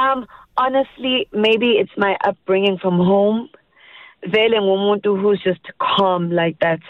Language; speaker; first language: English; non-native, local second language; Zulu